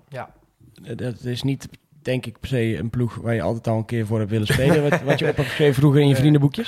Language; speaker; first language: Dutch; native; Dutch